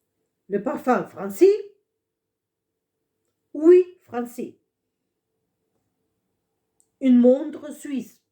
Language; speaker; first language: French; non-native, fluent; Russian